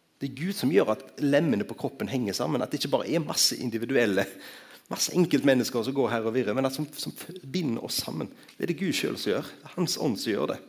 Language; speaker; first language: Norwegian; native; Norwegian